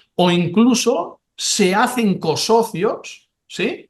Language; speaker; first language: Spanish; non-native, local second language; Catalan